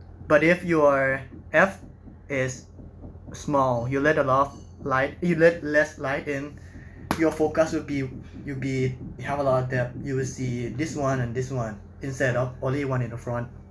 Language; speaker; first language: English; non-native, fluent; Thai